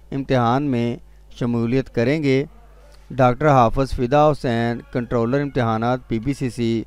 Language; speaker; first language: Urdu; non-native, local second language; Punjabi